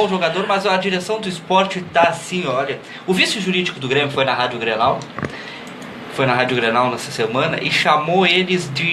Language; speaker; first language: Portuguese; native; Portuguese